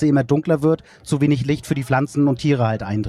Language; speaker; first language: German; native; German